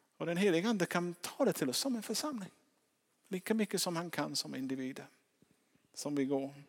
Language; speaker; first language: Swedish; non-native, fluent; English